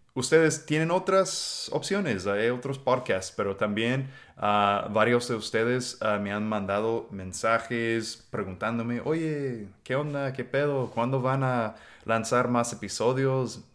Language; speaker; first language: Spanish; non-native, fluent; English